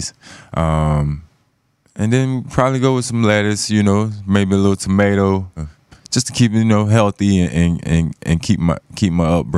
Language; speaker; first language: English; native; English